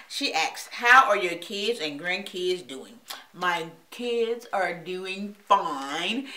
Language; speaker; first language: English; native; English